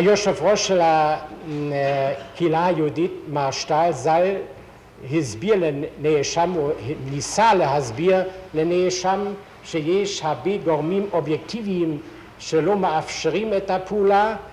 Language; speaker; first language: Hebrew; non-native, fluent; German